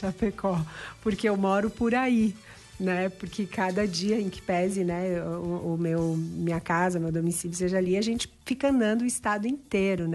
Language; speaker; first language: Portuguese; native; Portuguese